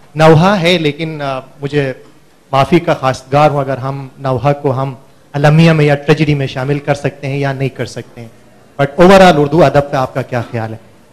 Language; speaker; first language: Urdu; non-native, local second language; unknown